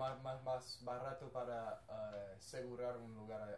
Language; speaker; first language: Spanish; non-native, learner; English